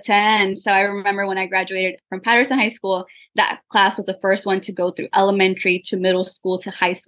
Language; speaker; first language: English; early bilingual, other home language; Spanish